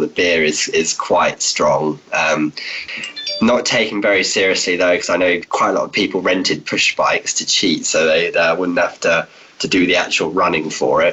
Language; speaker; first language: English; native; English